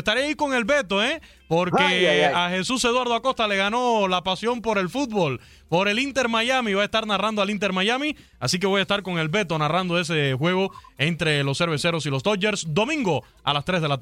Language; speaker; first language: Spanish; native; Spanish